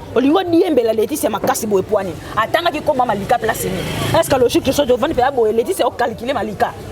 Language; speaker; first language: Lingala; native; Lingala